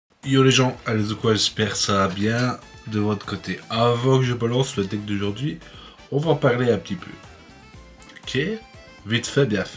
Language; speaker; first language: French; native; French